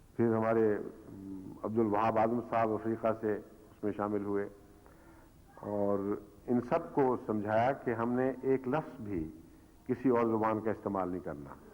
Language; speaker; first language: Urdu; native; Urdu